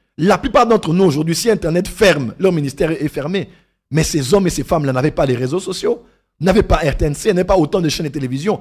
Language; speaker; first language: French; non-native, local second language; Lingala